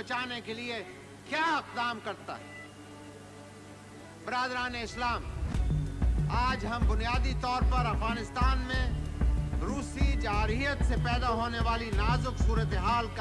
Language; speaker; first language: Urdu; non-native, local second language; Punjabi